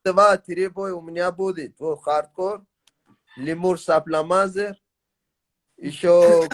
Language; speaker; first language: Russian; non-native, learner; Tajik